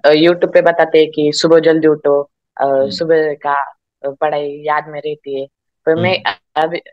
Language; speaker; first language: Hindi; non-native, local second language; Marathi